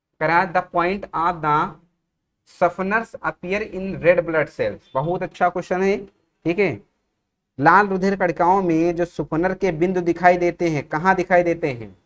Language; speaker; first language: Hindi; native; Hindi